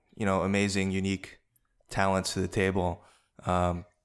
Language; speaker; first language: English; native; English